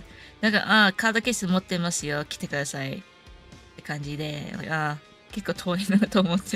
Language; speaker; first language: Japanese; non-native, fluent; English